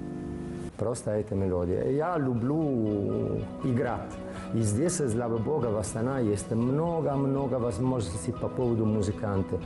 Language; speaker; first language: Russian; non-native, learner; Italian